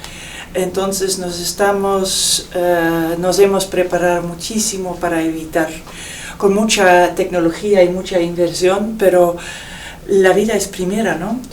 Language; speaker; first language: Spanish; non-native, fluent; Dutch